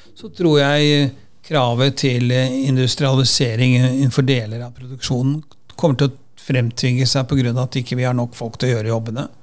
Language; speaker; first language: Norwegian; native; Norwegian